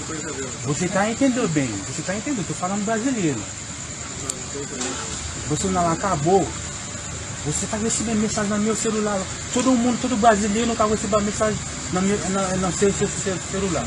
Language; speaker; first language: Portuguese; non-native, learner; Haitian Creole